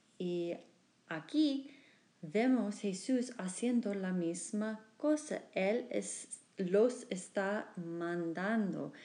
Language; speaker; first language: Spanish; non-native, learner; English